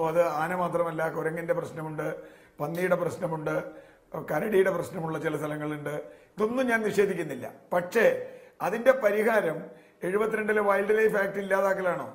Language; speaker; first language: Malayalam; native; Malayalam